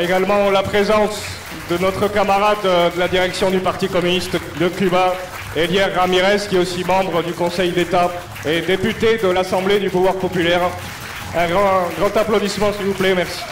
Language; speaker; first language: French; native; French